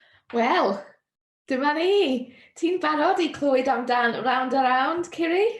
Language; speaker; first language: Welsh; non-native, learner; English